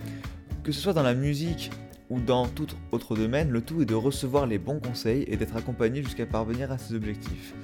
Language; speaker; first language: French; native; French